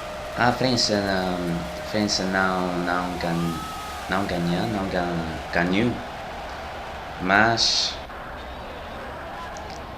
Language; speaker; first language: Portuguese; non-native, learner; French